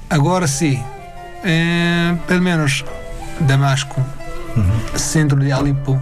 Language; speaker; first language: Portuguese; non-native, learner; Arabic